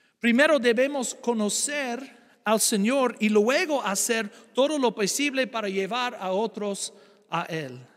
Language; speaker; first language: Spanish; non-native, fluent; English